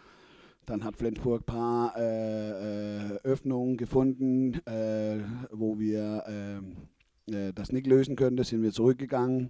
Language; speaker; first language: German; non-native, fluent; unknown